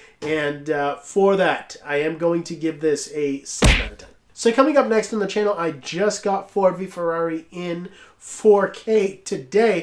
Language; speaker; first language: English; native; English